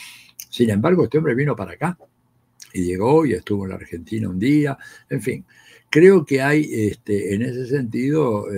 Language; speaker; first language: Spanish; native; Spanish